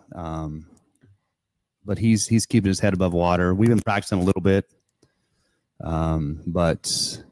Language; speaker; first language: English; native; English